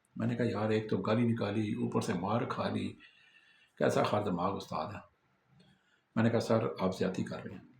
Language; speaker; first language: Urdu; non-native, local second language; Pashto